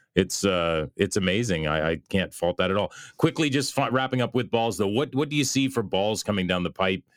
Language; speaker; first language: English; native; English